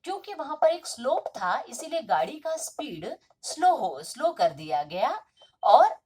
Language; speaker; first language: Hindi; non-native, local second language; Marathi